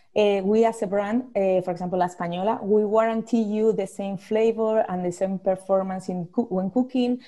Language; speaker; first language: English; non-native, fluent; Spanish